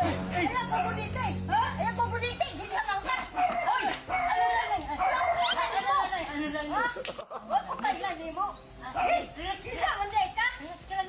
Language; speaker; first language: Filipino; non-native, local second language; Cebuano